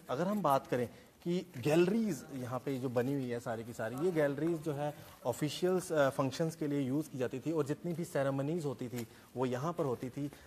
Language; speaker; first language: Hindi; native; Hindi